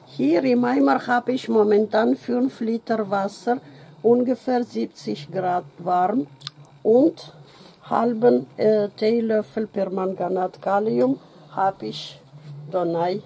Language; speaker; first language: German; non-native, fluent; Russian